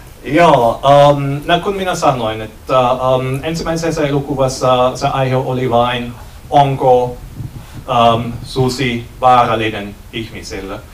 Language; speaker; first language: Finnish; non-native, learner; German